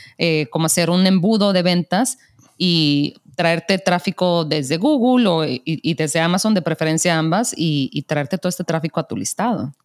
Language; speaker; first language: Spanish; native; Spanish